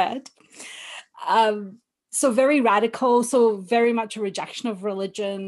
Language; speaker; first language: English; native; English